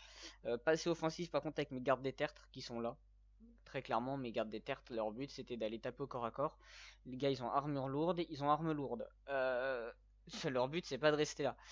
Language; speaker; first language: French; native; French